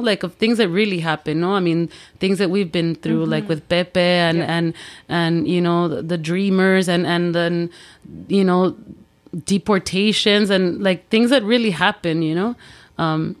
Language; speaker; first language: English; early bilingual, other home language; Spanish